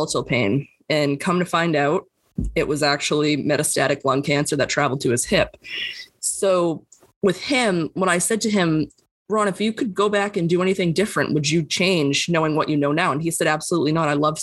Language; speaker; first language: English; native; English